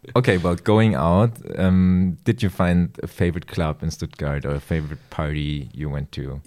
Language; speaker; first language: English; non-native, fluent; German